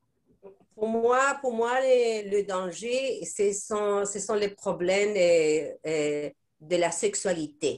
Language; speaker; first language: French; non-native, fluent; Spanish